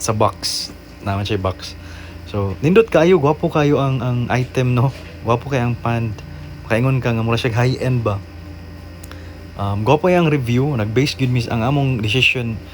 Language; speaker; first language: Cebuano; native; Cebuano